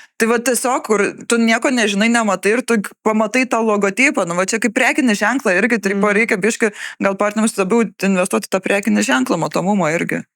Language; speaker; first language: Lithuanian; native; Lithuanian